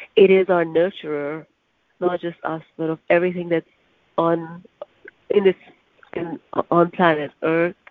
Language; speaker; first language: English; non-native, local second language; Urdu